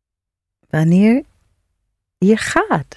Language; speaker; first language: Dutch; non-native, learner; English